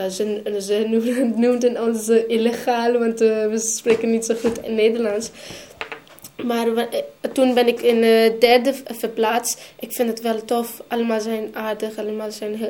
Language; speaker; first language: Dutch; non-native, learner; Hindi